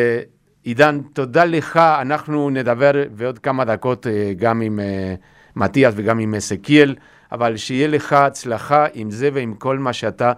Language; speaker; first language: Hebrew; non-native, fluent; Spanish